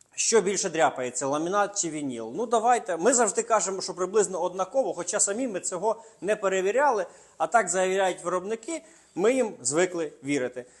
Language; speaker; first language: Ukrainian; non-native, local second language; Russian